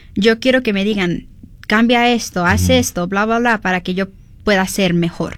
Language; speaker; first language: Spanish; early bilingual, heritage; Spanish